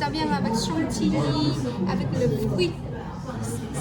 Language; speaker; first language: French; non-native, learner; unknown